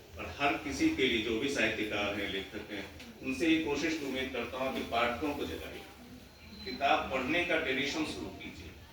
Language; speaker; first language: Hindi; non-native, local second language; Maithili